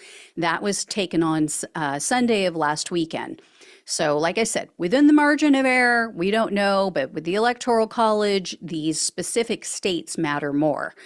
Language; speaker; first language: English; native; English